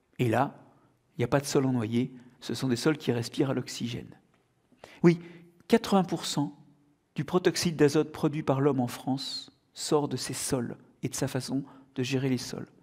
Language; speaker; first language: French; native; French